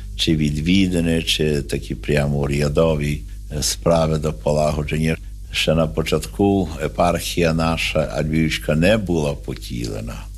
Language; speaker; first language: Ukrainian; early bilingual, heritage; Ukrainian